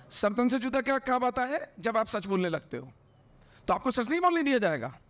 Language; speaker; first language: Hindi; native; Hindi